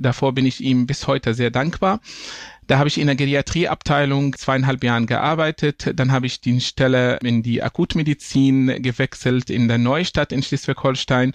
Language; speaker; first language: German; non-native, fluent; Arabic